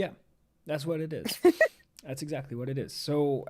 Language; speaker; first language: English; native; English